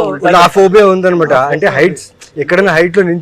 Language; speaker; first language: Telugu; native; Telugu